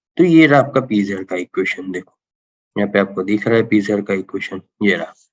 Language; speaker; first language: Hindi; non-native, local second language; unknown